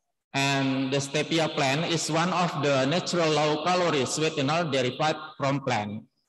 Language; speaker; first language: English; non-native, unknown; Indonesian